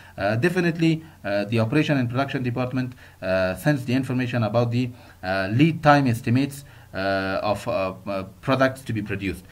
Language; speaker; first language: English; non-native, fluent; Persian